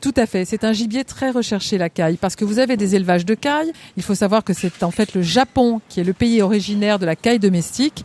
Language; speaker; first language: French; native; French